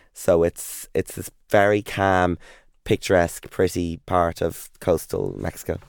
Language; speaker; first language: English; native; English